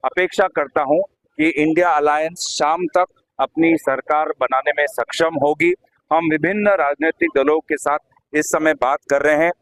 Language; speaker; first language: Hindi; non-native, local second language; Assamese